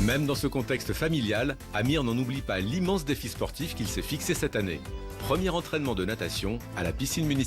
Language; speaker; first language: French; native; French